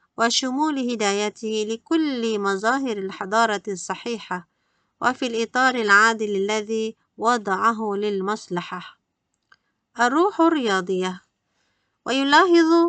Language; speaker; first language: Arabic; non-native, fluent; Malay